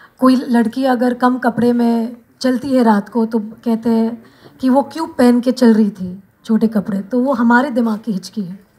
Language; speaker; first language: Hindi; non-native, local second language; Bangla